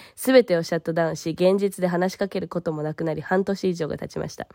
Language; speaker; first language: Japanese; early bilingual, heritage; Japanese